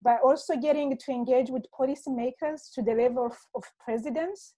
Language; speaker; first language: English; non-native, local second language; Kinyarwanda